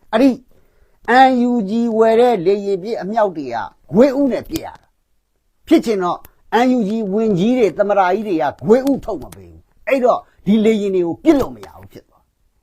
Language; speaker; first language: Burmese; non-native, local second language; Kachin